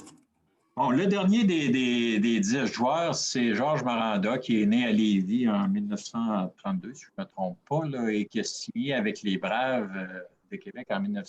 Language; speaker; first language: French; native; French